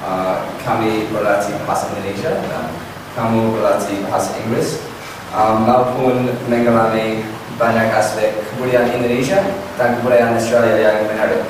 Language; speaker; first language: Indonesian; non-native, learner; English